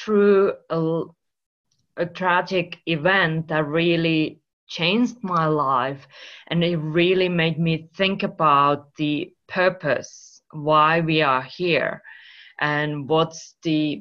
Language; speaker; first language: English; non-native, fluent; Finnish